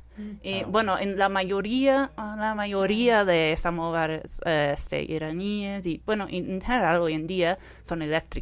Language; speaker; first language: Spanish; non-native, fluent; Persian